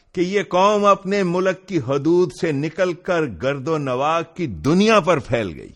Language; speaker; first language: Urdu; non-native, local second language; Punjabi